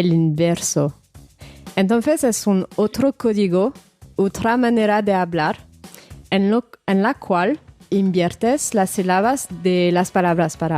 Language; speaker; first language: Spanish; non-native, fluent; French